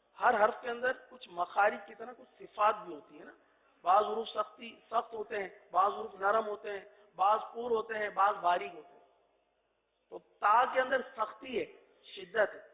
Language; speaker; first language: Urdu; native; Urdu